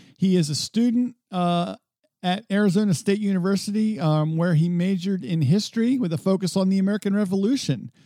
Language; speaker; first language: English; native; English